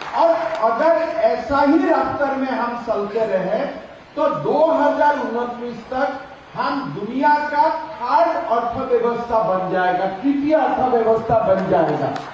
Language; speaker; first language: Hindi; non-native, local second language; Assamese